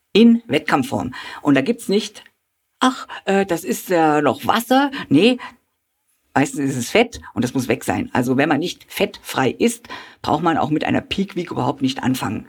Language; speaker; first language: German; native; German